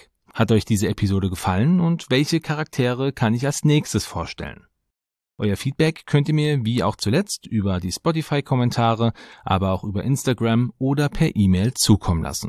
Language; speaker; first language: German; native; German